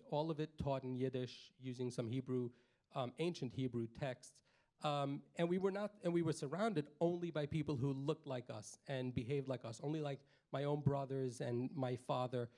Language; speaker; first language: English; native; English